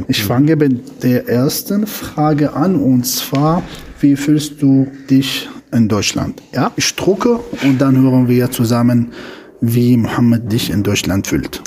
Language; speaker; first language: German; non-native, fluent; Arabic